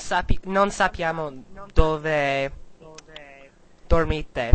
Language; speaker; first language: Italian; non-native, learner; English